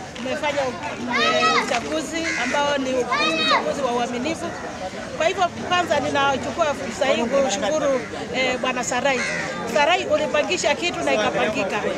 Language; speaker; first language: Swahili; native; Swahili